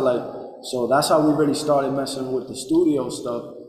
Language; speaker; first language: English; early bilingual, other home language; Spanish